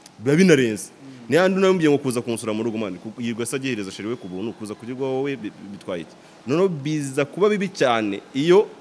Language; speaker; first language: Kinyarwanda; native; Kinyarwanda